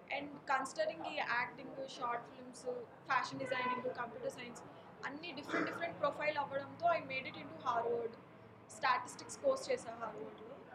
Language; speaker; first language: Telugu; non-native, local second language; Marathi